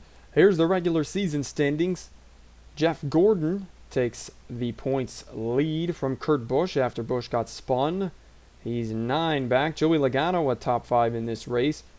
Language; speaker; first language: English; native; English